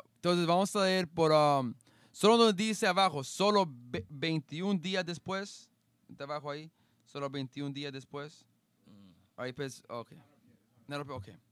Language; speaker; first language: Spanish; early bilingual, heritage; Spanish